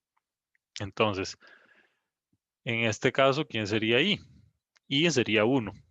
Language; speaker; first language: Spanish; native; Spanish